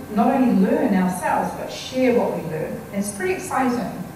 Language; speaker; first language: English; native; English